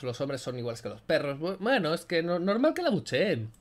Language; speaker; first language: Spanish; native; Spanish